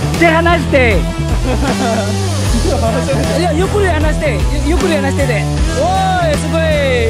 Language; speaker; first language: Japanese; non-native, fluent; Balinese